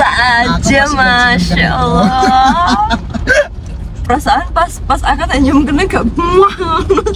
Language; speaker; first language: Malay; non-native, local second language; Javanese